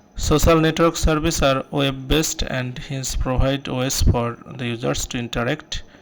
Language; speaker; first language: English; non-native, local second language; Bangla